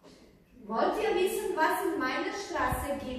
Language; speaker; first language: German; non-native, fluent; Croatian